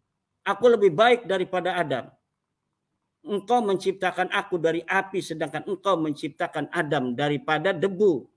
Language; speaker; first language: Indonesian; native; Indonesian